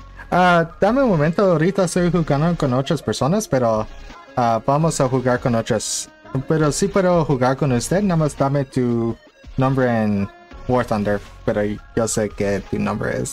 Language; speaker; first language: Spanish; non-native, learner; English